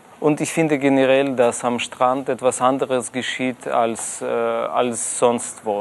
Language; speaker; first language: German; non-native, fluent; Russian